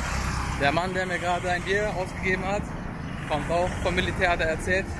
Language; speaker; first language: German; native; German